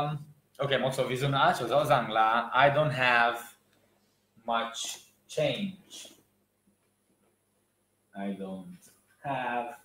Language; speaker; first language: Vietnamese; non-native, fluent; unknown